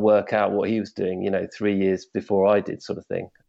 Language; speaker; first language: English; native; English